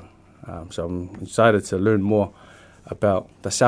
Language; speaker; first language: English; native; English